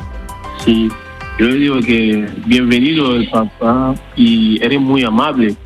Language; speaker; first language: Spanish; non-native, learner; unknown